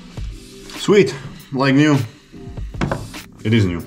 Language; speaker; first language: English; non-native, fluent; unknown